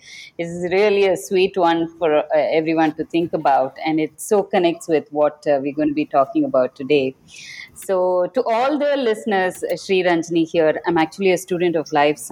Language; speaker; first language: English; non-native, local second language; Kannada